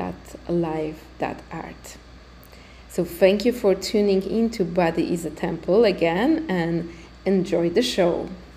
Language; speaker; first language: English; non-native, fluent; Polish